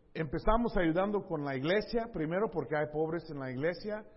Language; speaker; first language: Spanish; early bilingual, heritage; Spanish